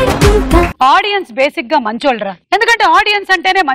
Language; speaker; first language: Telugu; native; Telugu